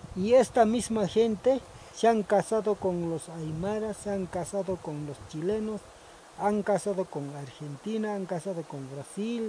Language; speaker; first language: Spanish; non-native, local second language; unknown